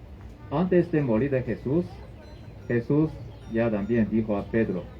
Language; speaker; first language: Spanish; non-native, learner; Chinese